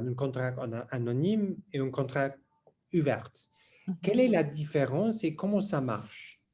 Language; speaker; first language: French; non-native, learner; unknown